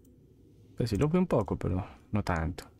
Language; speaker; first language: Spanish; native; Spanish